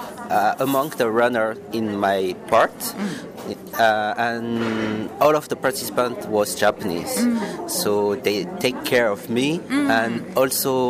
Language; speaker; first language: English; non-native, fluent; Malagasy